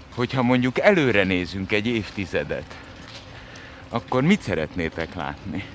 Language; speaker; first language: Hungarian; early bilingual, other home language; Russian